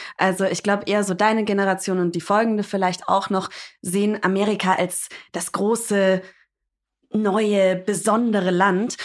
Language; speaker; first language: German; early bilingual, other home language; English